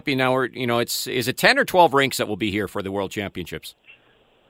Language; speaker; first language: English; native; English